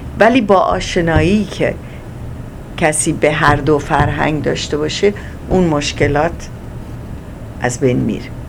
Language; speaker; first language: Persian; native; Persian